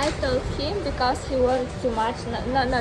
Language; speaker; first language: English; non-native, learner; Russian